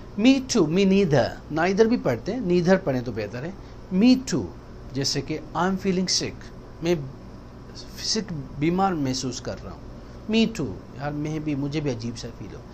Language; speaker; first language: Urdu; non-native, local second language; Baluchi